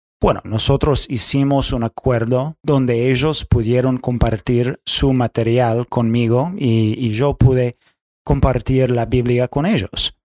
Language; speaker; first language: Spanish; non-native, fluent; English